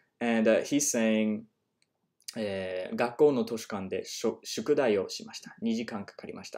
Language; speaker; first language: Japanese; non-native, learner; English